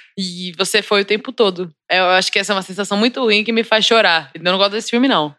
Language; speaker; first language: Portuguese; native; Portuguese